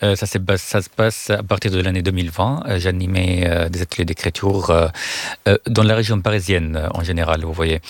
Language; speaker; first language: French; non-native, fluent; Arabic